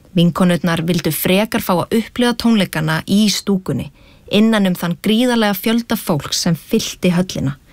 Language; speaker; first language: Icelandic; native; Icelandic